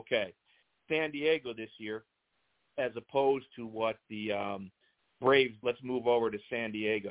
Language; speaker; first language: English; native; English